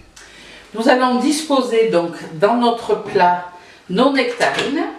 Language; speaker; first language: French; native; French